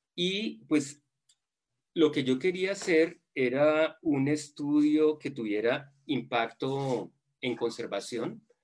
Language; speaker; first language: Spanish; native; Spanish